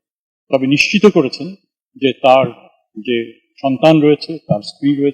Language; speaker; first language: Bangla; native; Bangla